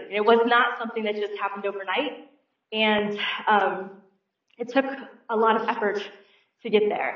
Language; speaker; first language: English; native; English